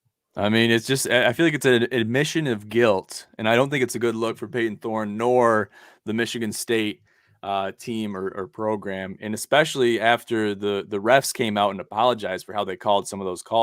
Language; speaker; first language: English; native; English